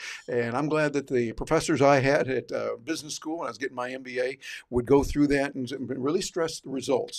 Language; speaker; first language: English; native; English